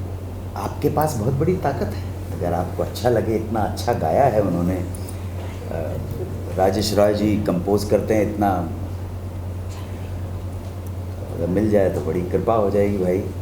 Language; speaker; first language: Hindi; native; Hindi